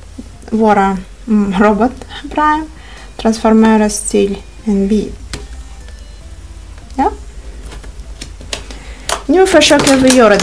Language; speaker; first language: Swedish; non-native, learner; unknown